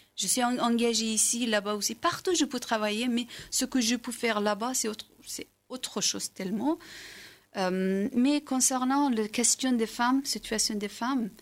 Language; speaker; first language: French; non-native, learner; Persian